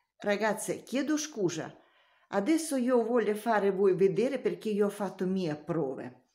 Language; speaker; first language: Italian; non-native, learner; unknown